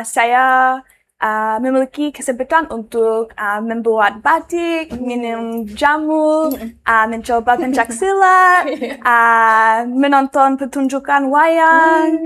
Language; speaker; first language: Indonesian; non-native, learner; English